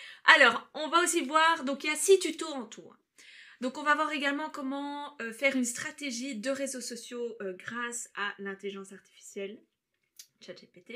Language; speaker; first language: French; native; French